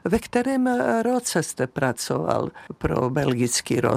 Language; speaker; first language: Czech; native; Czech